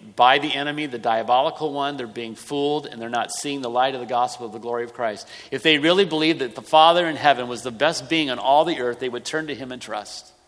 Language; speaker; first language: English; native; English